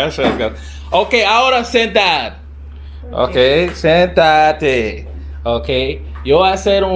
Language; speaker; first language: Spanish; non-native, learner; English